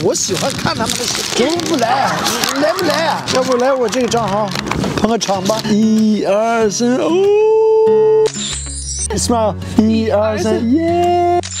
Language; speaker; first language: Chinese; non-native, fluent; English